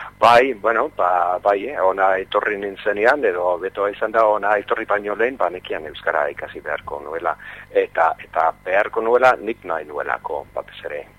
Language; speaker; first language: Basque; non-native, fluent; English